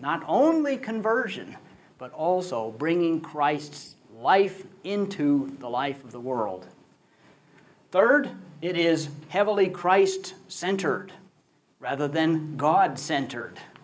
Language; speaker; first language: English; native; English